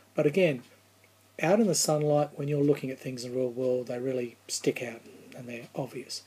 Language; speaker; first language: English; native; English